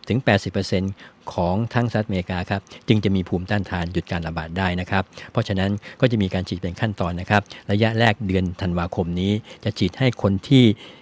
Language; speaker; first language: Thai; native; Thai